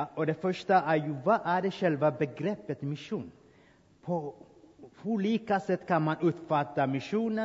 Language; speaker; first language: Swedish; non-native, fluent; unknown